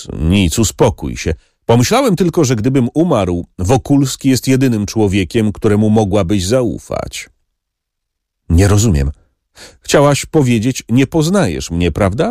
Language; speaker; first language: Polish; native; Polish